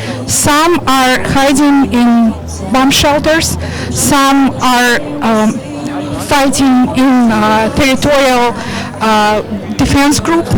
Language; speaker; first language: English; non-native, fluent; Russian